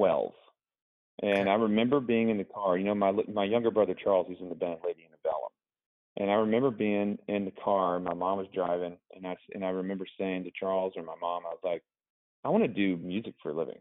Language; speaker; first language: English; native; English